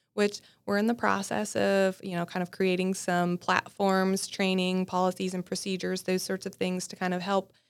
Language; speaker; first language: English; native; English